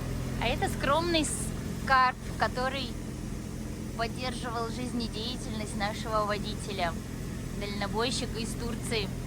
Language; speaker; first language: Russian; native; Russian